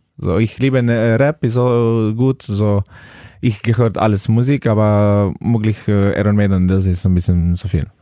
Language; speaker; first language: German; non-native, learner; Slovenian